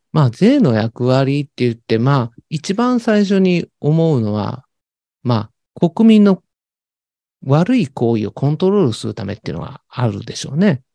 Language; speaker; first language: Japanese; native; Japanese